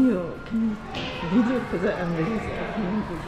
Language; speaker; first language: English; non-native, fluent; Arabic